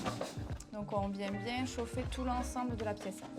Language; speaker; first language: French; native; French